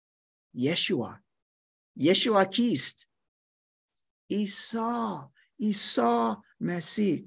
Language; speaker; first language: Persian; non-native, fluent; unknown